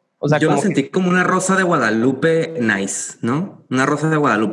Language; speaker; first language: Spanish; native; Spanish